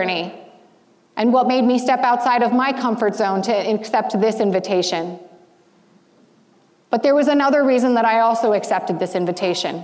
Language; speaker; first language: English; native; English